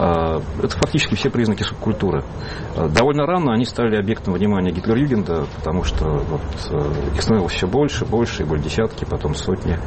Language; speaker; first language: Russian; native; Russian